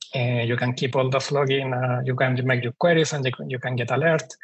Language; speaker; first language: English; non-native, fluent; Spanish